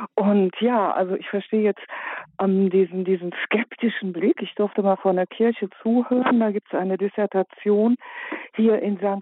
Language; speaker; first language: German; native; German